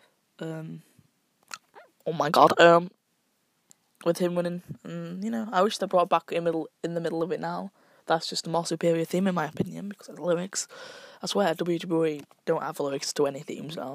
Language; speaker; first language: English; native; English